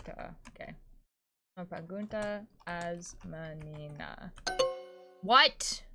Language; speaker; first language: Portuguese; non-native, learner; English